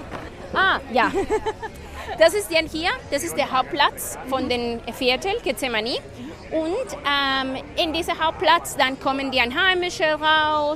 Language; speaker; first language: German; non-native, fluent; Spanish